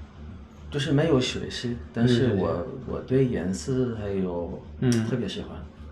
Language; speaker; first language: Chinese; non-native, fluent; Arabic